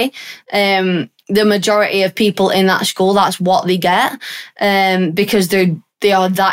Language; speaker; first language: English; native; English